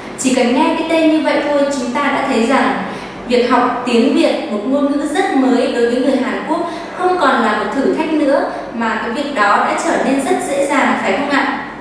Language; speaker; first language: Vietnamese; native; Vietnamese